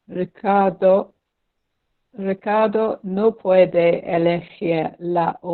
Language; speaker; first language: Spanish; non-native, learner; English